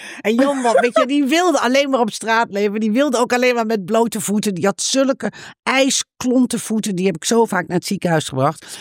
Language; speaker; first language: Dutch; native; Dutch